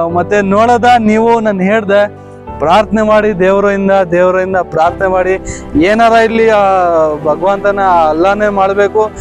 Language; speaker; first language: Kannada; non-native, local second language; Urdu